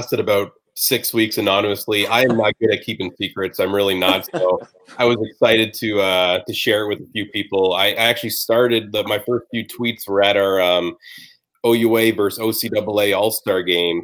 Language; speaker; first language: English; native; English